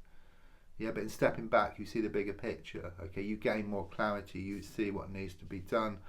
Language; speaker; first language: English; native; English